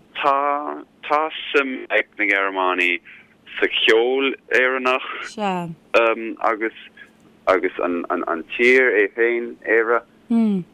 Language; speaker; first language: Irish; non-native, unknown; German